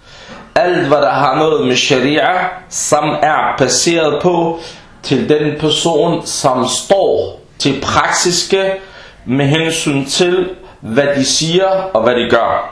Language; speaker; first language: Danish; early bilingual, other home language; Arabic